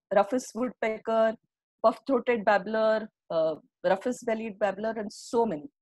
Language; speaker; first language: English; non-native, local second language; Marathi